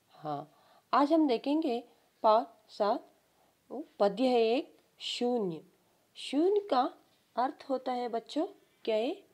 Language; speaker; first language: Hindi; non-native, local second language; Kannada